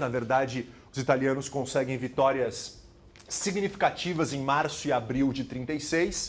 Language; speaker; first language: Portuguese; native; Portuguese